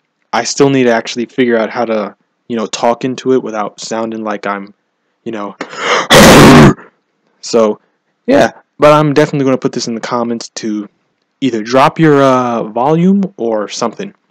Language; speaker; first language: English; native; English